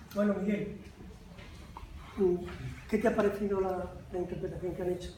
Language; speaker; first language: Spanish; native; Spanish